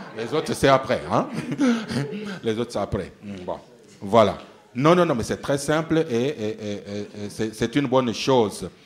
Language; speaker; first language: French; non-native, local second language; Luba-Lulua